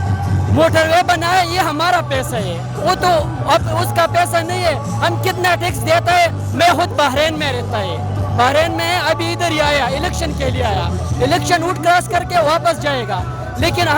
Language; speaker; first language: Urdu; non-native, local second language; Pashto